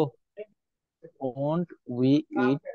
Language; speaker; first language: English; non-native, learner; Bangla